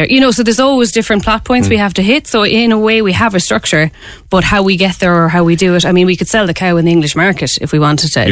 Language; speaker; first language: English; native; English